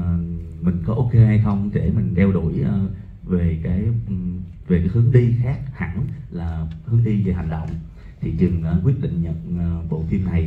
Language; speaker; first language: Vietnamese; native; Vietnamese